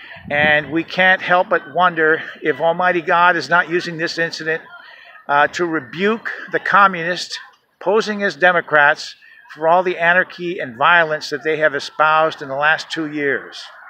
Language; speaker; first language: English; native; English